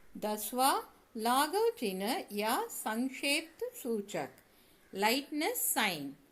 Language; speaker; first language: Hindi; non-native, local second language; Tamil